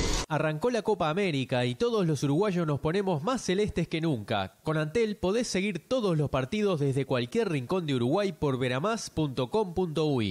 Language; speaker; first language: Spanish; native; Spanish